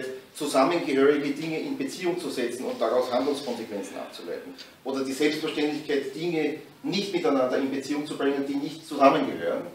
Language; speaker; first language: German; native; German